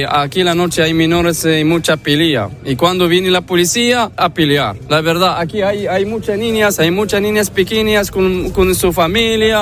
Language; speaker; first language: Spanish; non-native, learner; Arabic